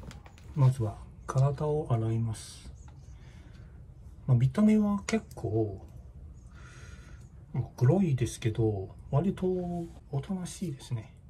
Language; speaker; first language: Japanese; non-native, fluent; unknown